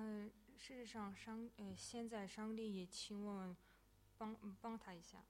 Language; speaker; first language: Chinese; non-native, fluent; Russian